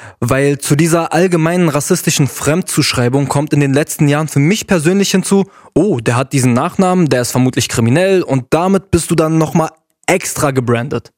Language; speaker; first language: German; early bilingual, other home language; Arabic